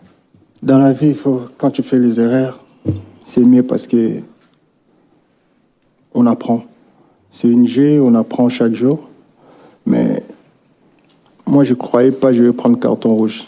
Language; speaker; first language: French; non-native, local second language; Lingala